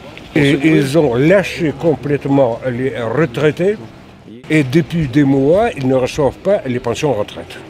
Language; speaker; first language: French; non-native, fluent; Russian